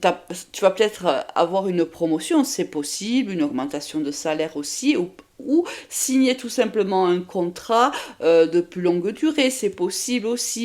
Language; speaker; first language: French; native; French